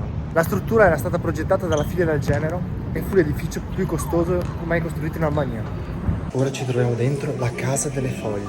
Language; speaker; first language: Italian; native; Italian